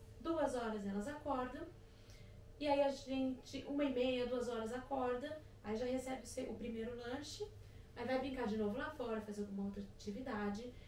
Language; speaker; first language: Portuguese; native; Portuguese